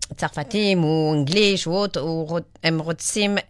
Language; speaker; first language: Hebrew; non-native, learner; French